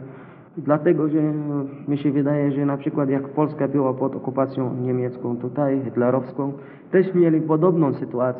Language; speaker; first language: Polish; non-native, learner; Arabic